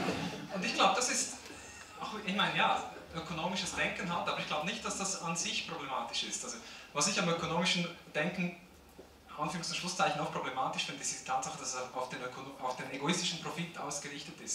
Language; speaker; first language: German; native; German